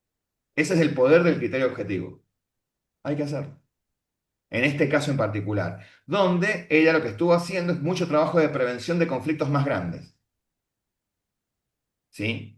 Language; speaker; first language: Spanish; native; Spanish